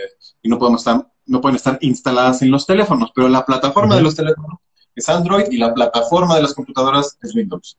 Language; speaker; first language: Spanish; native; Spanish